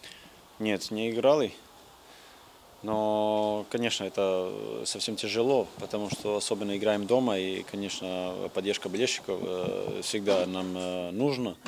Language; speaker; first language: Russian; non-native, fluent; Serbian